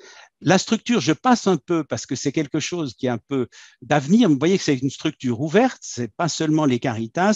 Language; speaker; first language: French; native; French